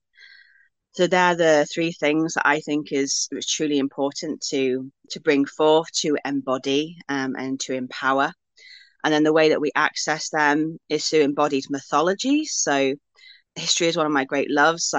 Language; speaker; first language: English; native; English